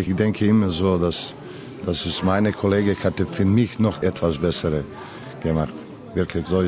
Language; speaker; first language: German; non-native, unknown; Serbian